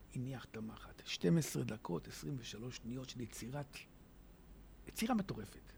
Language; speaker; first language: Hebrew; native; Hebrew